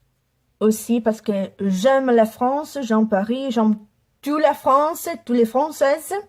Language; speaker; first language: French; non-native, learner; Italian